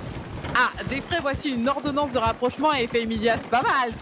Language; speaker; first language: French; native; French